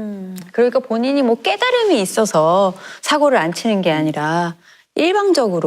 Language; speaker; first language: Korean; native; Korean